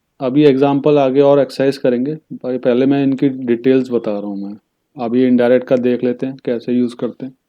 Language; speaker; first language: Hindi; native; Hindi